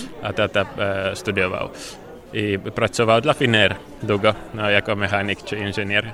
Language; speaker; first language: Polish; non-native, fluent; Finnish